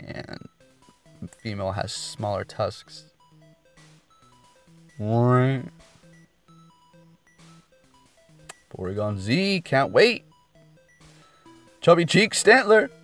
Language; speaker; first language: English; native; English